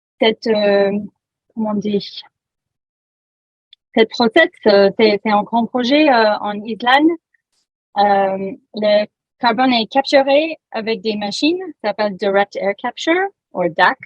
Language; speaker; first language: French; non-native, learner; English